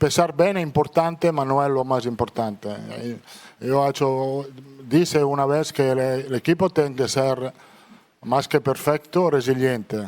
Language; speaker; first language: Portuguese; non-native, learner; Italian